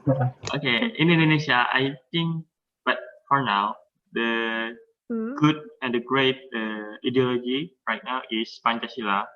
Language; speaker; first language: English; non-native, learner; Indonesian